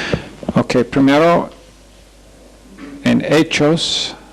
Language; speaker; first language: Spanish; non-native, fluent; English